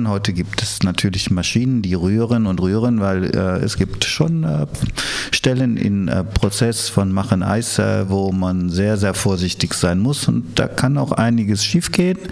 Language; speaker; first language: German; early bilingual, other home language; Italian